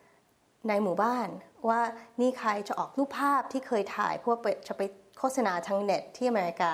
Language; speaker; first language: Thai; early bilingual, heritage; Thai